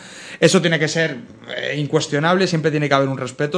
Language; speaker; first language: Spanish; native; Spanish